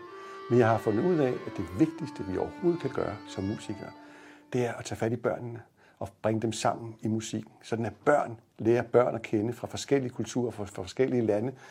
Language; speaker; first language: Danish; native; Danish